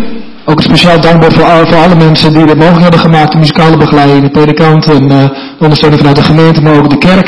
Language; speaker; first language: Dutch; native; Dutch